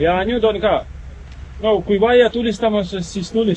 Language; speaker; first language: Estonian; non-native, learner; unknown